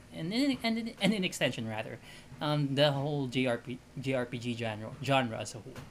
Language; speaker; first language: English; non-native, local second language; Filipino